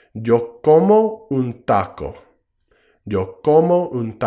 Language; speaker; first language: Spanish; non-native, fluent; English